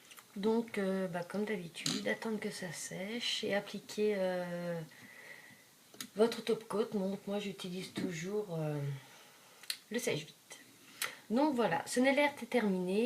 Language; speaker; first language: French; native; French